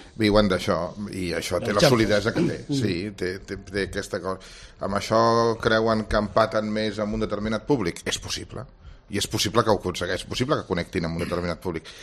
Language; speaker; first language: Catalan; native; Catalan